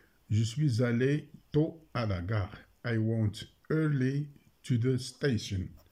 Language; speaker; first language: French; non-native, local second language; Arabic